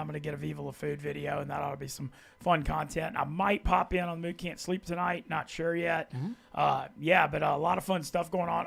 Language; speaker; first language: English; native; English